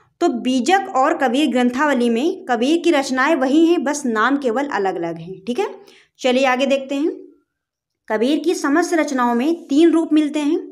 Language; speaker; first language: Hindi; native; Hindi